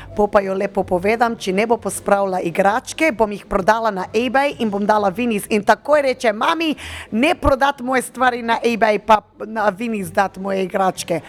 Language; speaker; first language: Slovenian; early bilingual, heritage; Slovenian